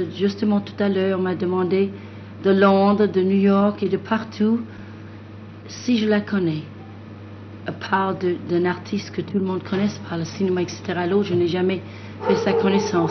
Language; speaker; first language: French; non-native, fluent; English